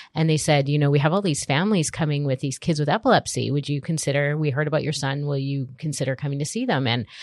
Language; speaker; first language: English; native; English